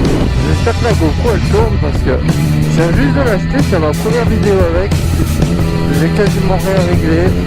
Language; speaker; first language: French; native; French